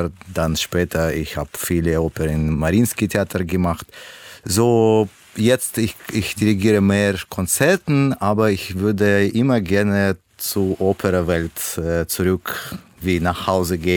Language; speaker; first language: German; non-native, learner; Russian